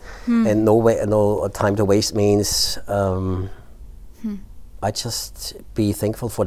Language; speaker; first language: English; non-native, fluent; German